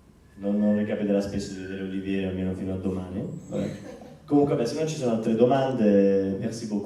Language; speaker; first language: Italian; native; Italian